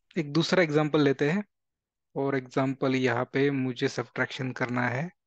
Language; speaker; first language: Hindi; non-native, local second language; Marathi